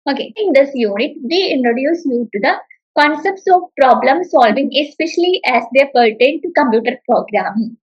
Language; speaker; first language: English; non-native, local second language; Malayalam